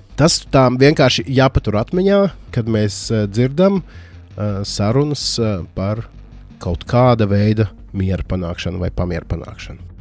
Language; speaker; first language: Latvian; native; Latvian